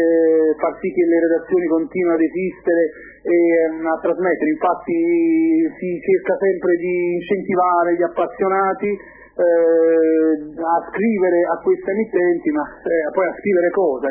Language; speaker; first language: Italian; native; Italian